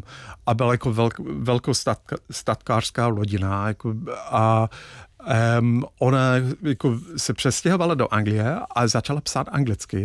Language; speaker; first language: Czech; non-native, fluent; English